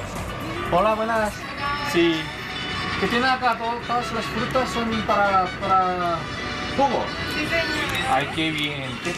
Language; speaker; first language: Spanish; non-native, learner; Korean